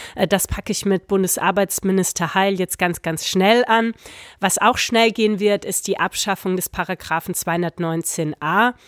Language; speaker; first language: German; native; German